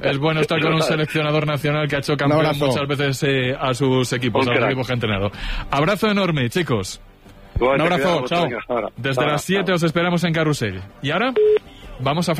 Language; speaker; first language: Spanish; native; Spanish